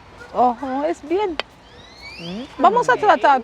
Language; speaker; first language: Spanish; non-native, learner; English